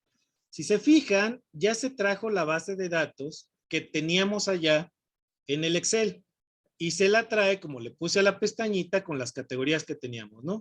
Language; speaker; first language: Spanish; native; Spanish